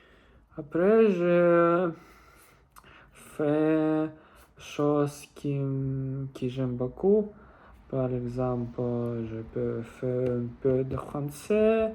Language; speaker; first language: French; non-native, learner; Russian